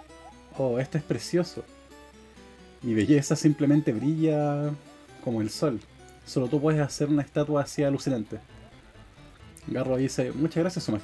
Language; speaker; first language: Spanish; native; Spanish